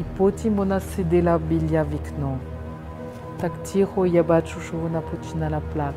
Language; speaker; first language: Ukrainian; non-native, fluent; French